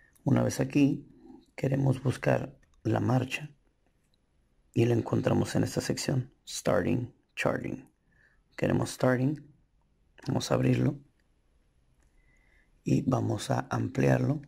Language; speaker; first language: Spanish; native; Spanish